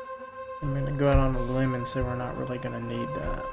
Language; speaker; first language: English; native; English